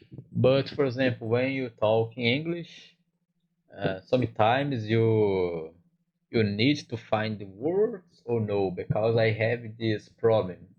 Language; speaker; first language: English; non-native, learner; Portuguese